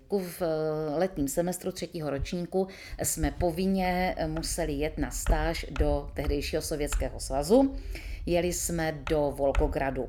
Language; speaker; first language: Czech; native; Czech